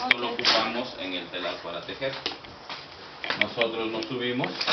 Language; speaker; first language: Spanish; native; Spanish